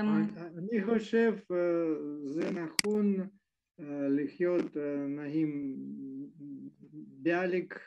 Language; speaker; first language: Hebrew; non-native, learner; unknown